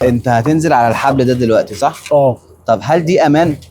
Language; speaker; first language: Arabic; native; Arabic